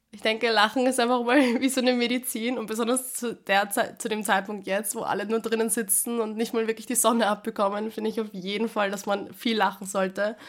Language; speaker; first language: German; native; German